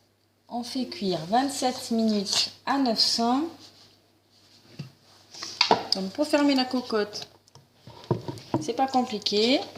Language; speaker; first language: French; native; French